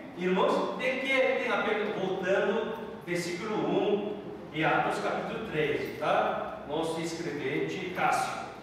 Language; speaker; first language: Portuguese; non-native, fluent; Korean